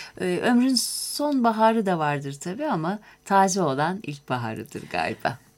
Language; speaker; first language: Turkish; native; Turkish